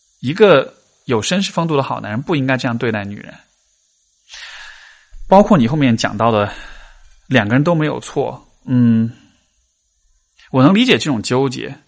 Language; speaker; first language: Chinese; native; Chinese